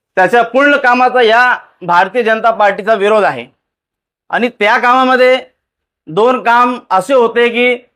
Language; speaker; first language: Marathi; non-native, local second language; Urdu